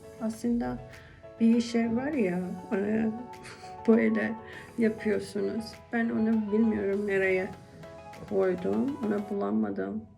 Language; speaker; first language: Turkish; non-native, learner; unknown